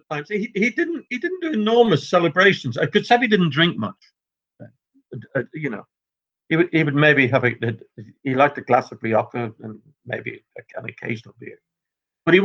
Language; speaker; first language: English; native; English